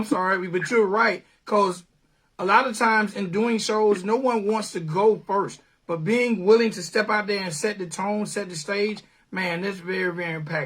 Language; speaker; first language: English; native; English